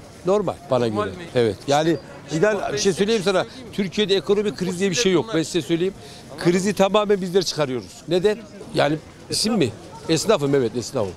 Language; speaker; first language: Turkish; native; Turkish